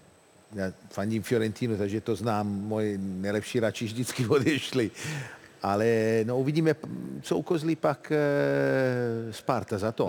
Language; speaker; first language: Czech; non-native, fluent; Italian